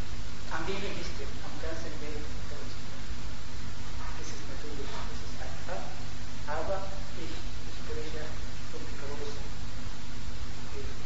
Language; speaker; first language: German; non-native, learner; Arabic